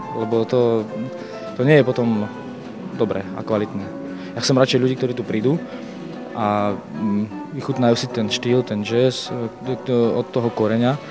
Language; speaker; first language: Slovak; native; Slovak